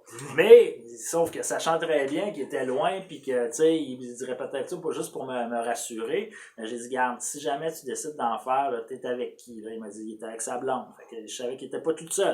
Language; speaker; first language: French; native; French